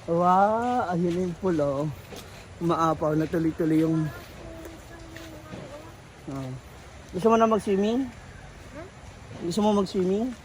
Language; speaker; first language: Filipino; non-native, local second language; Cebuano